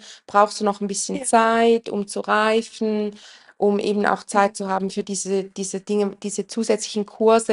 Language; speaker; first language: German; native; German